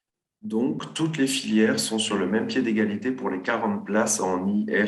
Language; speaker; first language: French; native; French